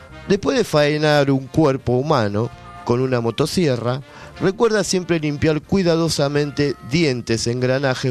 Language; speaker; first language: Spanish; native; Spanish